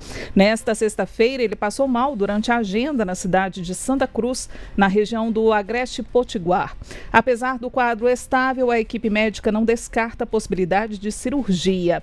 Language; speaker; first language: Portuguese; native; Portuguese